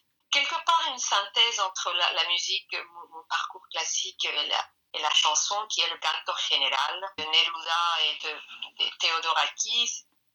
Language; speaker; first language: French; non-native, fluent; Spanish